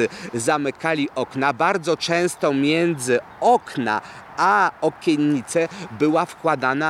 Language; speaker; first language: Polish; native; Polish